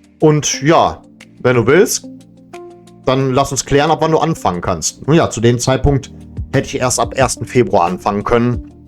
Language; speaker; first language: German; early bilingual, other home language; Serbian